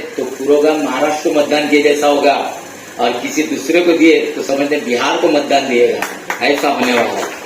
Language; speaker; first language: Hindi; non-native, local second language; Marathi